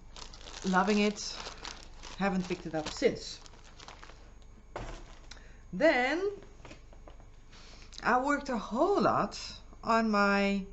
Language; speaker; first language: English; non-native, fluent; Dutch